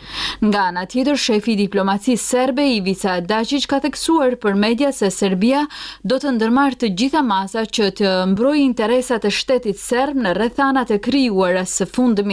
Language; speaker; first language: Albanian; native; Albanian